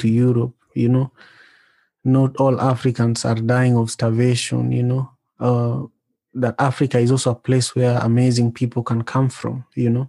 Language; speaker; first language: English; non-native, local second language; Luo (Kenya and Tanzania)